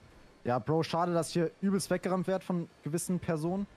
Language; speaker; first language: German; native; German